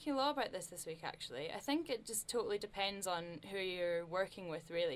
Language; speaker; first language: English; native; English